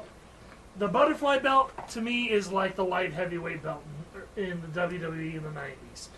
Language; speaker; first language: English; native; English